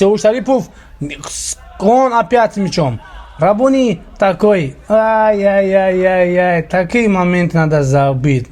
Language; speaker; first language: Russian; non-native, local second language; Tajik